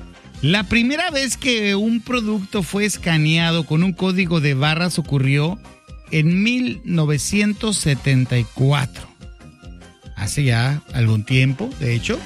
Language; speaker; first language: Spanish; native; Spanish